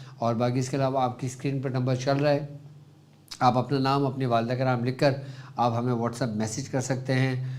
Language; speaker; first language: Urdu; native; Urdu